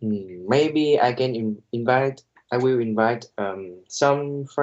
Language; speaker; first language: English; non-native, learner; Vietnamese